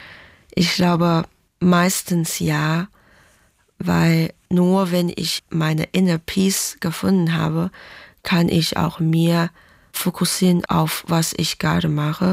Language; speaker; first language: German; non-native, fluent; Chinese